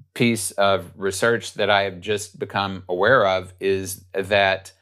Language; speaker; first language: English; native; English